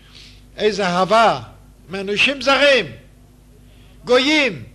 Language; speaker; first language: Hebrew; non-native, fluent; Yiddish